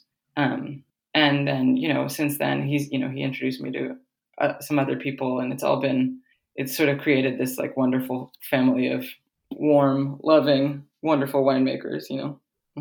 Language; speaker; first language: English; native; English